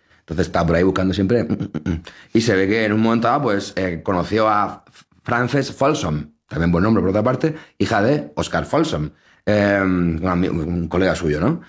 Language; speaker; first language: Spanish; native; Spanish